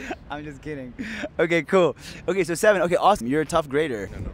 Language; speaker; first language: English; early bilingual, other home language; Spanish